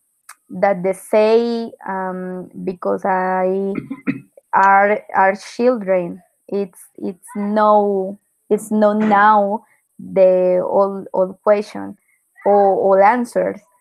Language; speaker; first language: English; non-native, learner; Spanish